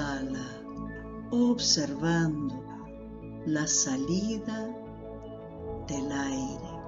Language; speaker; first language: Spanish; non-native, fluent; Portuguese